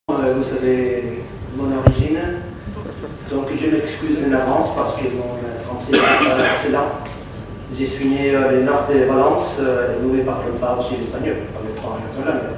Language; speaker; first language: French; non-native, fluent; Catalan